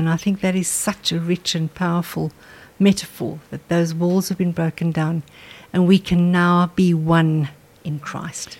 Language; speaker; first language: English; non-native, local second language; Afrikaans